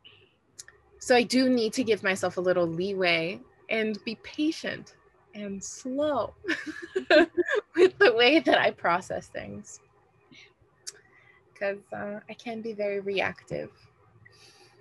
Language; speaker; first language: English; early bilingual, other home language; Spanish